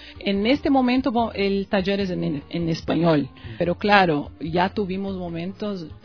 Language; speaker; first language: Spanish; non-native, fluent; Portuguese